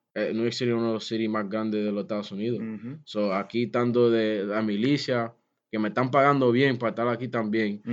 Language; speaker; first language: Spanish; early bilingual, heritage; Spanish